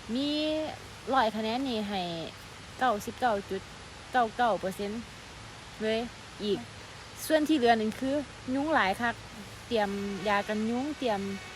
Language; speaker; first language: Thai; native; Thai